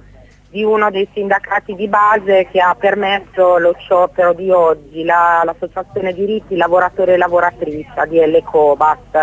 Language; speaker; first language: Italian; native; Italian